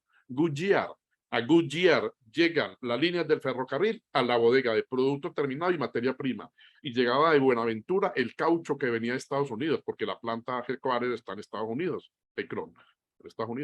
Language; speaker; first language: Spanish; native; Spanish